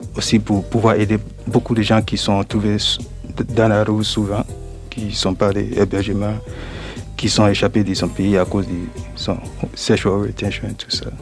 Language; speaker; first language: French; non-native, learner; English